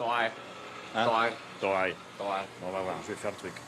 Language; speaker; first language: French; native; French